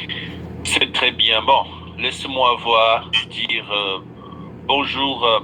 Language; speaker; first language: French; non-native, fluent; Portuguese